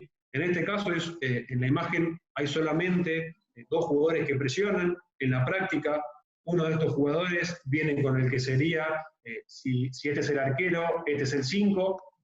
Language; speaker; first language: Spanish; native; Spanish